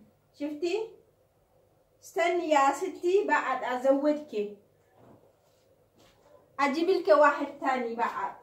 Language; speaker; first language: Arabic; non-native, learner; Oromo